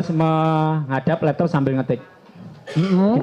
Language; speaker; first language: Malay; non-native, local second language; Javanese